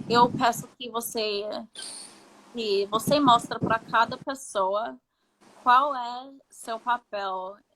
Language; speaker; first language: Portuguese; non-native, fluent; English